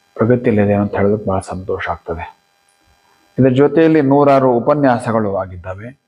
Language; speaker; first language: Kannada; native; Kannada